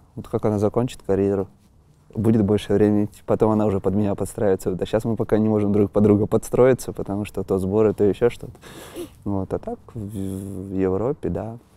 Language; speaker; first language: Russian; native; Russian